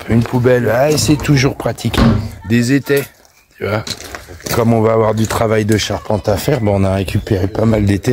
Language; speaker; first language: French; native; French